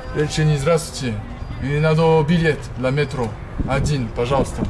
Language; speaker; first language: Russian; non-native, learner; French